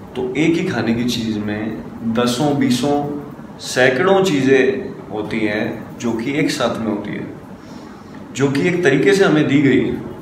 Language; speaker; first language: Hindi; native; Hindi